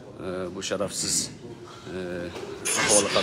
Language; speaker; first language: Turkish; non-native, learner; Uzbek